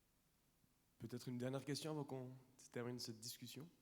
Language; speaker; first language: French; native; French